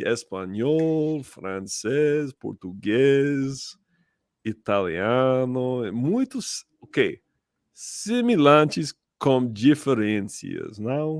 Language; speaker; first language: Portuguese; non-native, learner; English